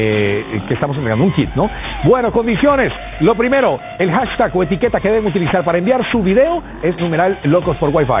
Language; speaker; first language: Spanish; native; Spanish